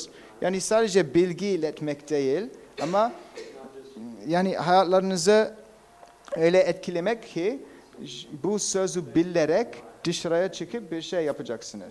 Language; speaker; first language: Turkish; non-native, fluent; English